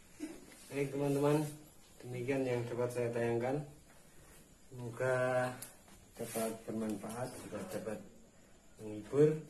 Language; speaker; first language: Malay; non-native, local second language; Javanese